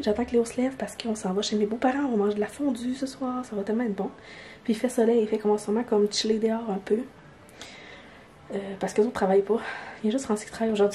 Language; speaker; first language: French; native; French